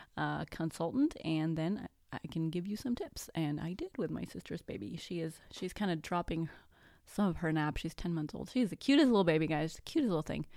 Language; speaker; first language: English; non-native, fluent; Spanish